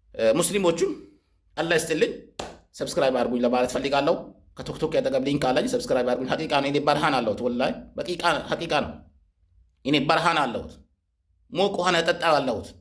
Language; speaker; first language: Amharic; non-native, local second language; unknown